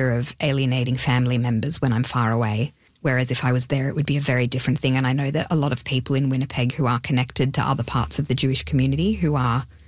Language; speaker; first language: English; non-native, local second language; Hebrew